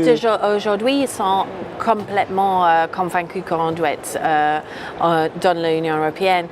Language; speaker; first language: French; non-native, fluent; English